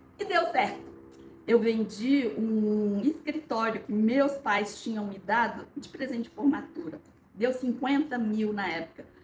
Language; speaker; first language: Portuguese; early bilingual, other home language; Korean